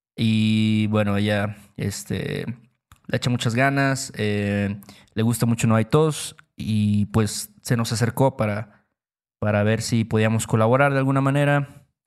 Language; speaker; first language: Spanish; native; Spanish